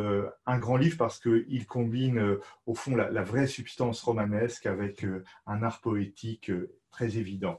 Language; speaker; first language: French; native; French